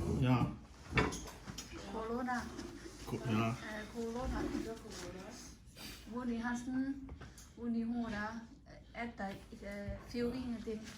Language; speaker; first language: Swedish; non-native, learner; Thai